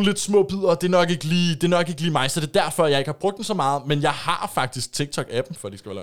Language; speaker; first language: Danish; native; Danish